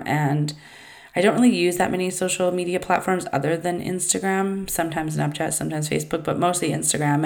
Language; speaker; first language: English; native; English